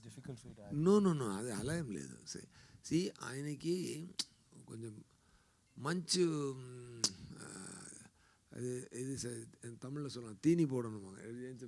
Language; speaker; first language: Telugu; non-native, fluent; Tamil